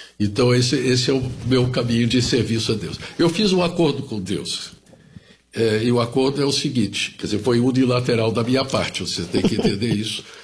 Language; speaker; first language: Portuguese; early bilingual, other home language; German